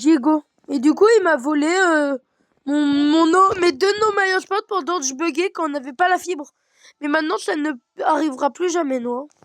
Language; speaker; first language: French; native; French